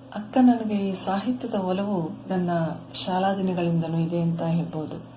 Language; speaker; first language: Kannada; native; Kannada